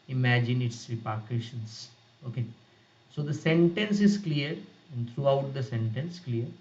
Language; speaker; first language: English; non-native, local second language; Bangla